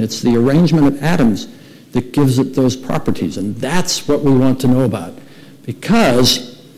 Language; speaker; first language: English; native; English